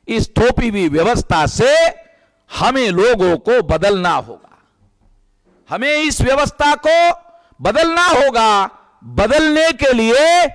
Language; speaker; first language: Hindi; non-native, local second language; Marathi